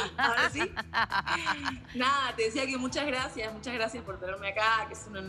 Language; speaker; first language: Spanish; native; Spanish